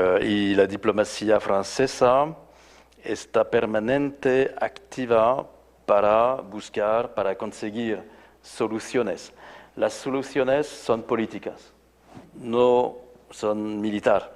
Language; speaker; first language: Spanish; non-native, fluent; French